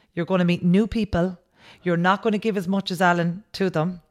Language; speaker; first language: English; native; English